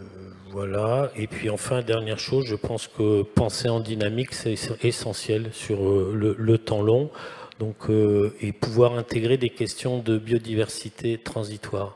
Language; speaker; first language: French; native; French